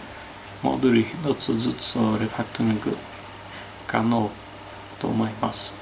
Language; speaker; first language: Japanese; non-native, fluent; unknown